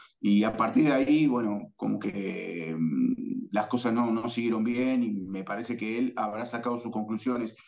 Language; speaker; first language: Spanish; native; Spanish